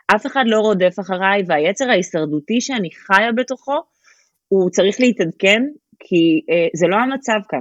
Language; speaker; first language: Hebrew; native; Hebrew